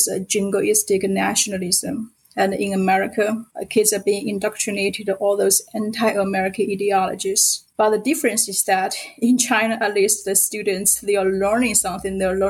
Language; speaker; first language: English; non-native, fluent; Chinese